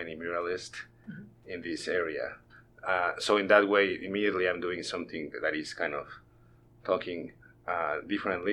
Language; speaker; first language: English; non-native, fluent; Spanish